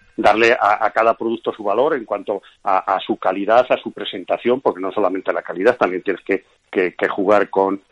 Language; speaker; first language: Spanish; native; Spanish